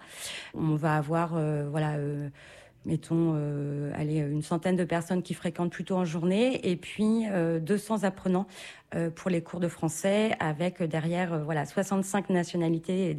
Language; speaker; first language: French; native; French